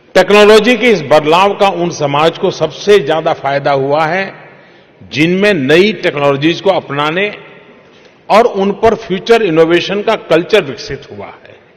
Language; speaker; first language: Hindi; non-native, local second language; Gujarati